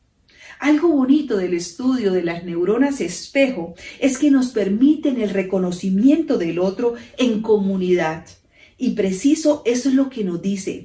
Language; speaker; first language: Spanish; native; Spanish